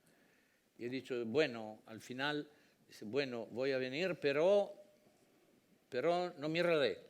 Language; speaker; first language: Spanish; non-native, fluent; Italian